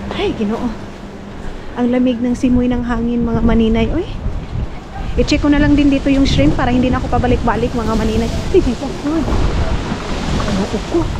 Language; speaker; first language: Filipino; non-native, local second language; Cebuano